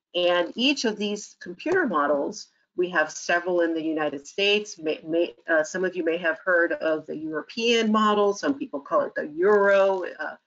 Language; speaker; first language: English; native; English